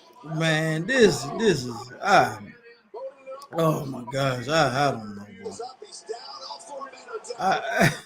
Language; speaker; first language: English; native; English